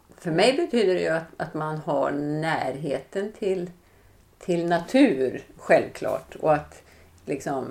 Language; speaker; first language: Swedish; native; Swedish